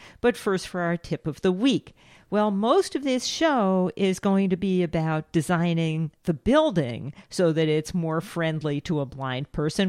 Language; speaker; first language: English; native; English